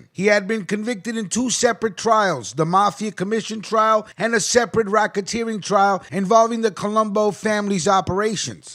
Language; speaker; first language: English; native; English